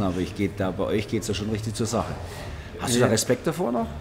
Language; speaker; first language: German; native; German